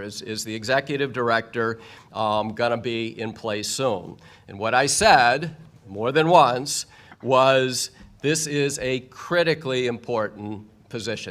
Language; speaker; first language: English; native; English